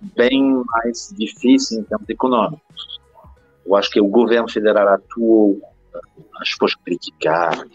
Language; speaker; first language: Portuguese; non-native, fluent; French